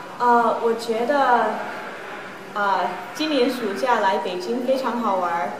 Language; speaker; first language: Chinese; non-native, learner; English